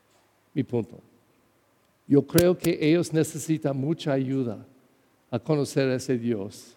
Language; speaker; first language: Spanish; non-native, fluent; English